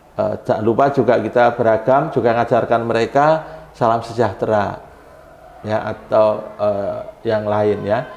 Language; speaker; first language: Indonesian; native; Indonesian